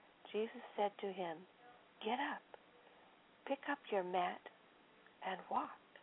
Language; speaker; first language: English; native; English